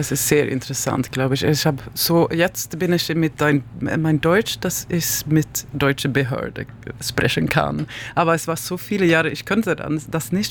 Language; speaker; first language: German; non-native, learner; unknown